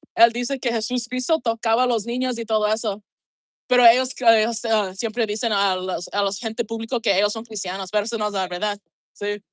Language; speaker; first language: Spanish; non-native, learner; English